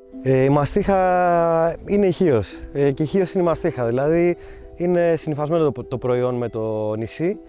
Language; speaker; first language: Greek; native; Greek